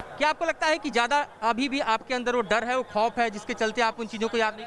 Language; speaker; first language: Hindi; native; Hindi